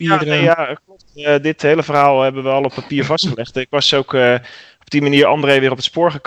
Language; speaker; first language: Dutch; native; Dutch